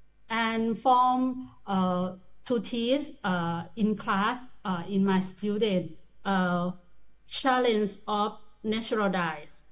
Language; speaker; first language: English; non-native, learner; Thai